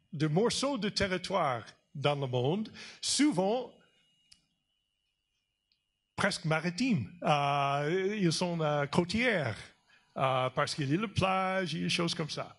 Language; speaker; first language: French; non-native, fluent; English